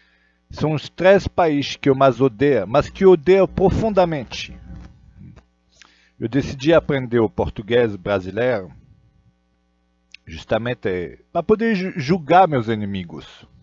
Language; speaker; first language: Portuguese; non-native, fluent; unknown